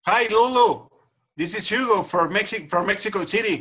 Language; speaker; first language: English; non-native, learner; Spanish